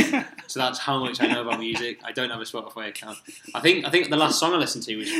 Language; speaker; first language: English; native; English